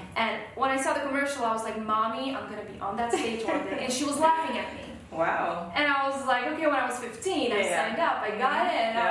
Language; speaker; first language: English; non-native, fluent; Slovak